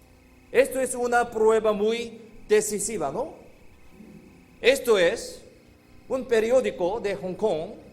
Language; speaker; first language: Spanish; non-native, fluent; Korean